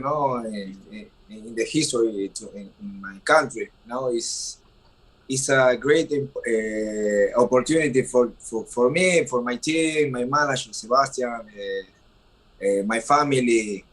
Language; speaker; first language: English; non-native, learner; Spanish